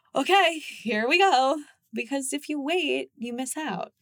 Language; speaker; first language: English; early bilingual, other home language; Japanese